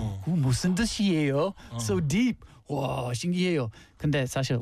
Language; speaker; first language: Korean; non-native, learner; English